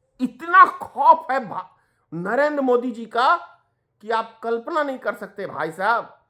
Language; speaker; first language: Hindi; native; Hindi